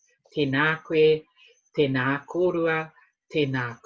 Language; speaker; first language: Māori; non-native, fluent; English